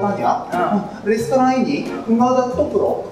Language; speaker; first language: Indonesian; non-native, learner; Japanese